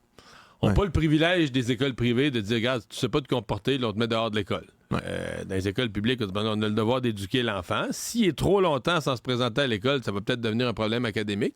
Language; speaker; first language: French; native; French